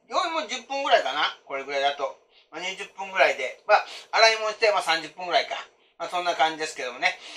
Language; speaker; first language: Japanese; non-native, fluent; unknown